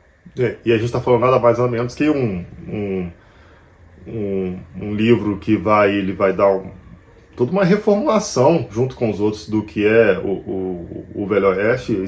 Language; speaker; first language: Portuguese; native; Portuguese